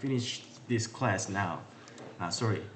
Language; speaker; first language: English; non-native, learner; Korean